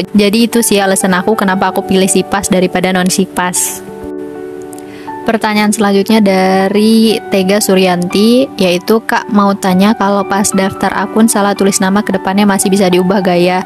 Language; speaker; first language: Indonesian; native; Indonesian